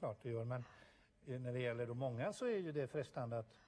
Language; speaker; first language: Swedish; native; Swedish